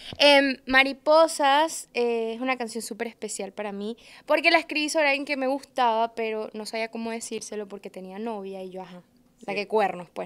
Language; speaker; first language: Spanish; native; Spanish